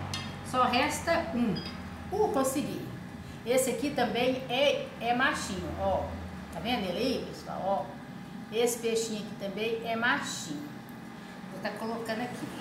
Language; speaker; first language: Portuguese; native; Portuguese